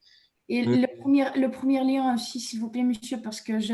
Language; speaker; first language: French; non-native, fluent; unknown